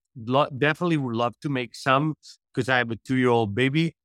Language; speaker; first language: English; non-native, fluent; Italian